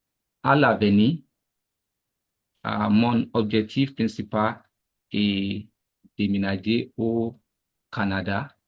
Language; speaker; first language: French; non-native, learner; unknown